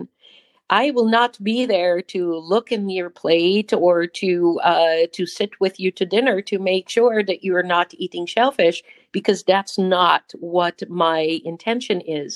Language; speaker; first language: English; non-native, fluent; Hebrew